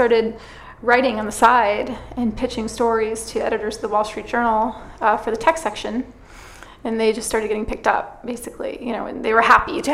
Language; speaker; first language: English; native; English